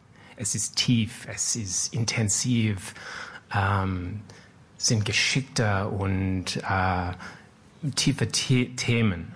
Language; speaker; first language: German; non-native, learner; French